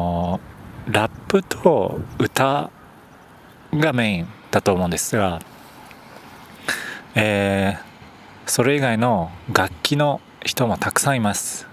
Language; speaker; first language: Japanese; native; Japanese